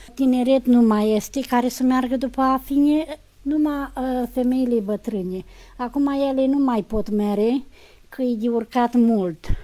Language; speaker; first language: Romanian; native; Romanian